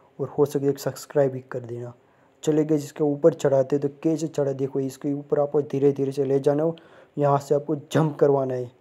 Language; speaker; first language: Hindi; non-native, local second language; Gujarati